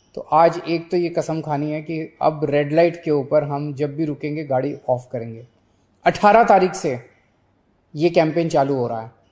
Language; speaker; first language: Hindi; native; Hindi